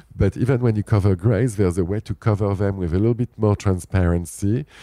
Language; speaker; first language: English; non-native, fluent; French